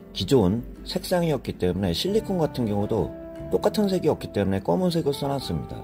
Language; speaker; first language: Korean; native; Korean